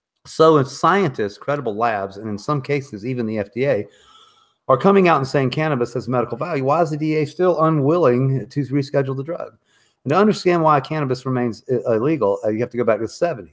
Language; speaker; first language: English; native; English